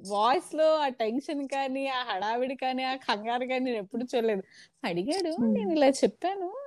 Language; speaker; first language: Telugu; native; Telugu